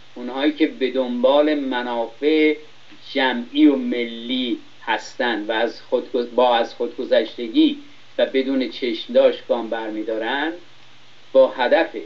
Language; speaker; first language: Persian; native; Persian